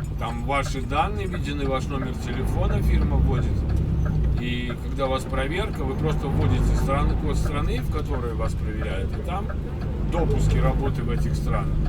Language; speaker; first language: Russian; native; Russian